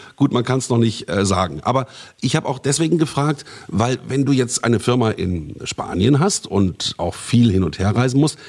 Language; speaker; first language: German; native; German